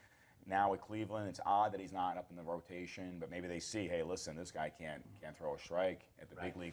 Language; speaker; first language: English; native; English